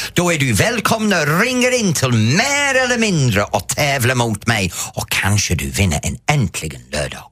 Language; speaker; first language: Swedish; non-native, fluent; English